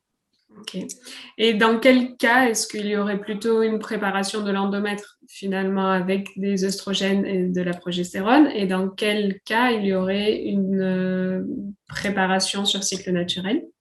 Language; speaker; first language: French; native; French